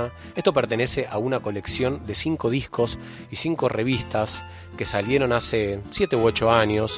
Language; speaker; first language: Spanish; native; Spanish